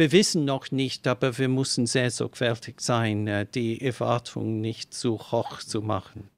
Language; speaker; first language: German; non-native, fluent; English